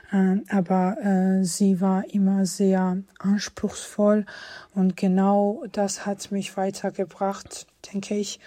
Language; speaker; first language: German; non-native, fluent; Georgian